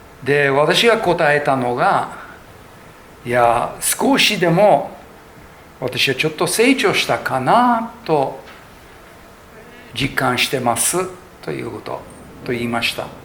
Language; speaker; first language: Japanese; non-native, fluent; English